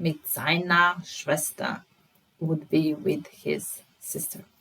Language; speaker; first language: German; non-native, fluent; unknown